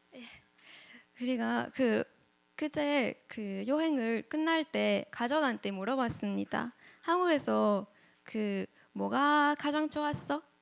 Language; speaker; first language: Korean; non-native, learner; French